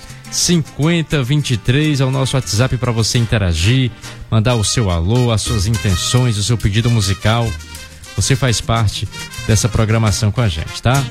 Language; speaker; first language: Portuguese; native; Portuguese